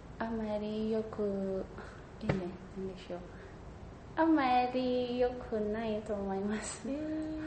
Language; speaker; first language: Japanese; non-native, learner; Indonesian